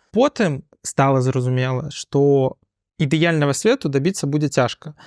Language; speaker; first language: Belarusian; non-native, local second language; Russian